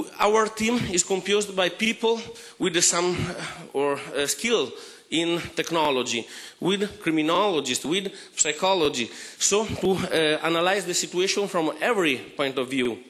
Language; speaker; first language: English; non-native, fluent; Italian